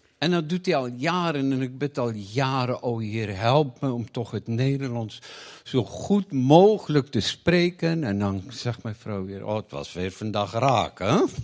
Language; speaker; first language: Dutch; non-native, fluent; Afrikaans